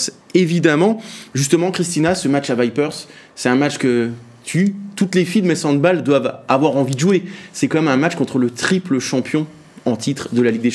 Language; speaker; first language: French; native; French